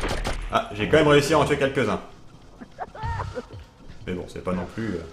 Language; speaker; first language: French; native; French